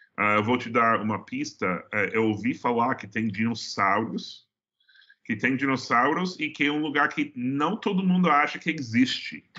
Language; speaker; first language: Portuguese; non-native, fluent; English